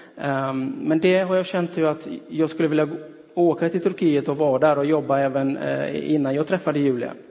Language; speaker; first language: Swedish; non-native, fluent; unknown